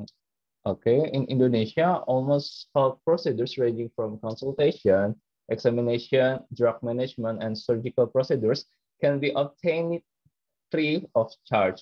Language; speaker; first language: English; non-native, learner; Indonesian